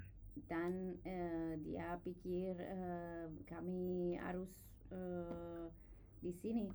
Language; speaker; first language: Indonesian; non-native, learner; English